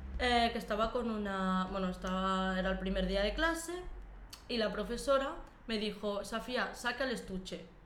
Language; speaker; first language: Spanish; early bilingual, other home language; Arabic